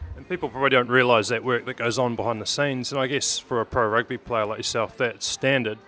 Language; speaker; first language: English; native; English